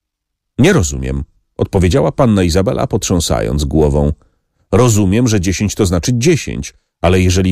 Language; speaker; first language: Polish; native; Polish